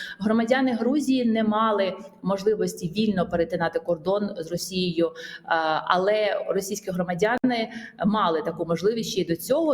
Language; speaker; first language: Ukrainian; non-native, fluent; Georgian